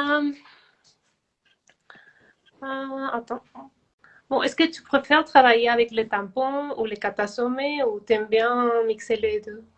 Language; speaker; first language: French; non-native, fluent; Spanish